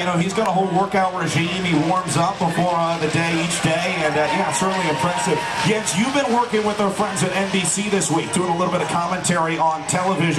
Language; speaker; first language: English; native; English